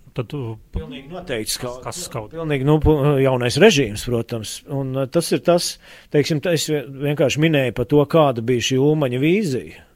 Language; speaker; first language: Latvian; native; Latvian